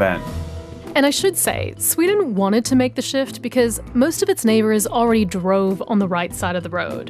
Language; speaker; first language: English; native; English